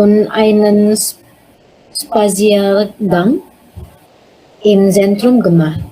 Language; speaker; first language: German; non-native, learner; Indonesian